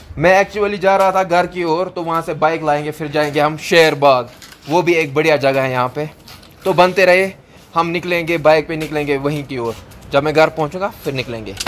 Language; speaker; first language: Hindi; non-native, local second language; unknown